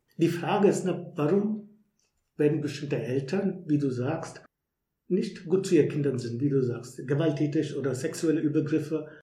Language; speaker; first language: German; non-native, fluent; Hindi